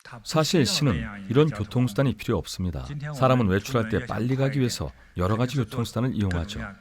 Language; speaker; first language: Korean; native; Korean